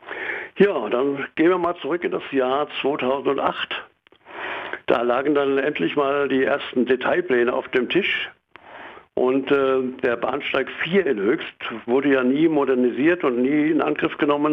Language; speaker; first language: German; native; German